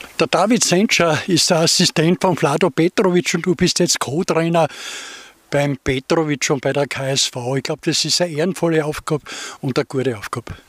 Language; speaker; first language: German; native; German